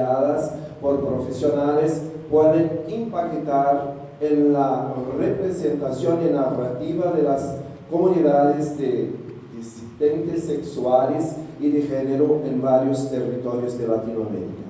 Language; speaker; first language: Spanish; non-native, learner; Portuguese